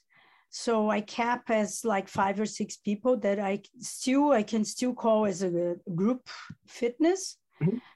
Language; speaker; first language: English; non-native, fluent; Italian